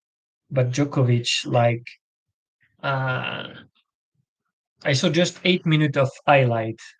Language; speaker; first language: English; non-native, learner; French